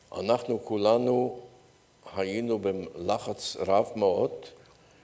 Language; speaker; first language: Hebrew; non-native, fluent; Polish